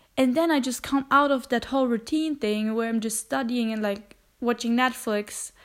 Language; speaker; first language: English; non-native, fluent; German